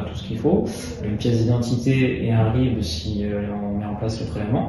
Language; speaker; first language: French; native; French